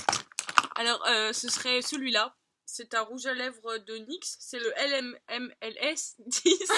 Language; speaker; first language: French; native; French